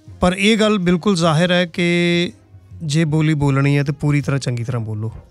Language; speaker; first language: Punjabi; early bilingual, heritage; Punjabi